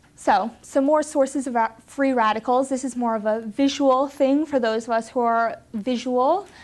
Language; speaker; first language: English; native; English